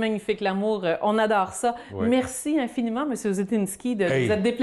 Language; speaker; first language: French; native; French